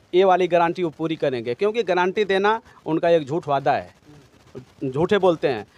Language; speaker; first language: Hindi; native; Hindi